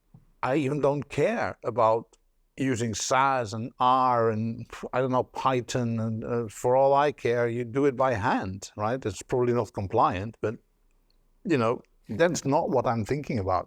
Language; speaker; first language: English; non-native, fluent; Dutch